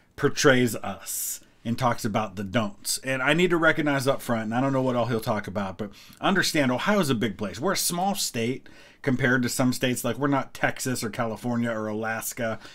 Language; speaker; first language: English; native; English